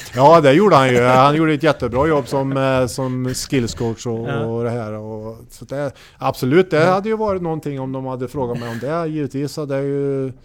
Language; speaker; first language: Swedish; native; Swedish